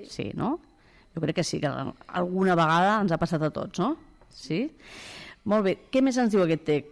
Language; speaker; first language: Catalan; native; Catalan